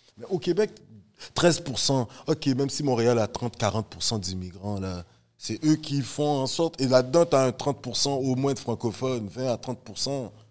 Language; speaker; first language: French; native; French